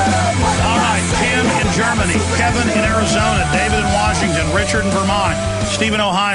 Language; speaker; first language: English; native; English